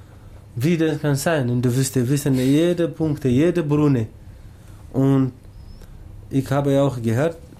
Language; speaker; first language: German; non-native, learner; Tamasheq